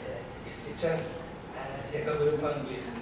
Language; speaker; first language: Russian; non-native, learner; English